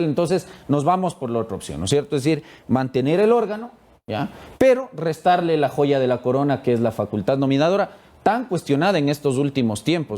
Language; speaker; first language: Spanish; native; Spanish